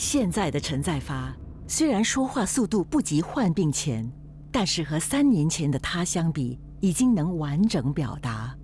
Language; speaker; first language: Chinese; native; Chinese